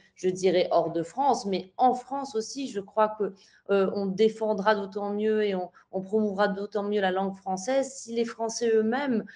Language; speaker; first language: French; native; French